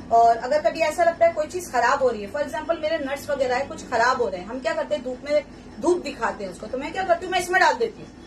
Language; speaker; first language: Hindi; native; Hindi